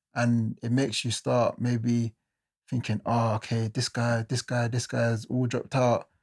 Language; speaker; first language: English; native; English